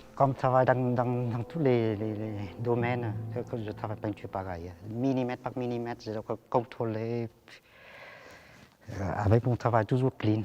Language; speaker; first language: French; non-native, learner; Vietnamese